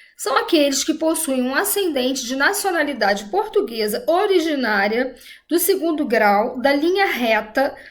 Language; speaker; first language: Portuguese; native; Portuguese